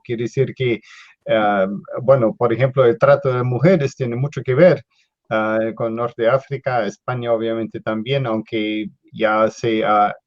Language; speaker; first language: Spanish; non-native, fluent; English